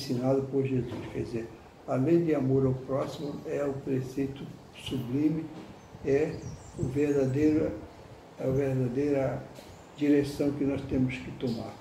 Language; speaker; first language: Portuguese; native; Portuguese